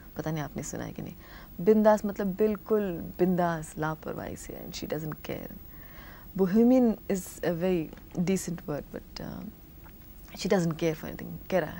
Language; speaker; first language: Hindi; non-native, local second language; Telugu